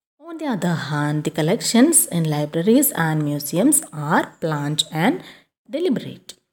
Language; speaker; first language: English; non-native, local second language; Malayalam